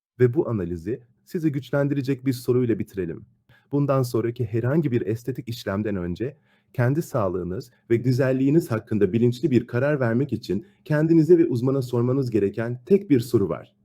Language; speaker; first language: Turkish; native; Turkish